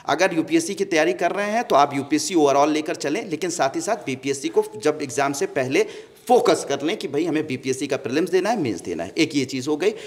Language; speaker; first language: Hindi; native; Hindi